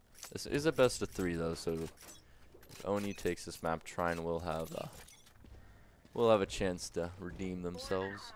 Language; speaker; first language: English; native; English